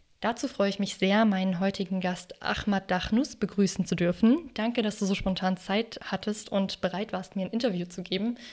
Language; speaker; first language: German; native; German